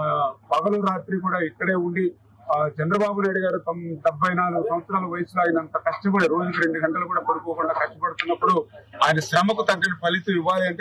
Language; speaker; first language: Telugu; native; Telugu